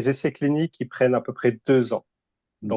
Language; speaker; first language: French; native; French